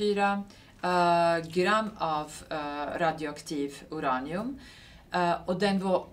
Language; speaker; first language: Swedish; non-native, fluent; Serbian